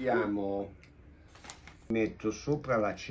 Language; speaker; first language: Italian; native; Italian